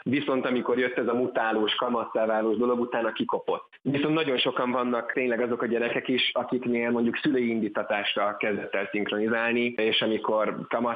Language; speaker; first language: Hungarian; native; Hungarian